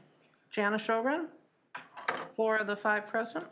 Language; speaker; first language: English; native; English